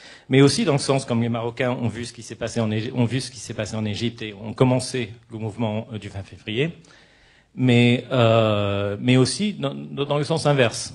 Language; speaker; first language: French; non-native, local second language; Arabic